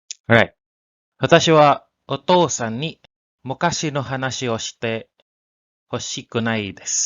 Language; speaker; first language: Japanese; non-native, learner; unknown